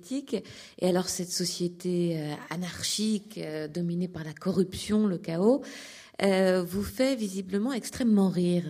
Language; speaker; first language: French; native; French